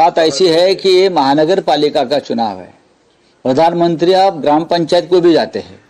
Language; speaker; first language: Hindi; non-native, local second language; Marathi